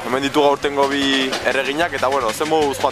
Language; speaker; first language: Basque; native; Basque